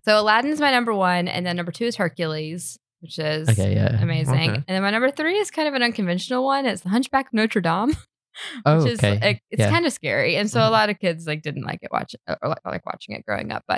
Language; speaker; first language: English; native; English